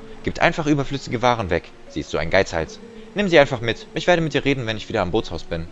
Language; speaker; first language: German; native; German